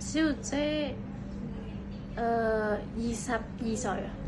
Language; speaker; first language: Cantonese; non-native, learner; Indonesian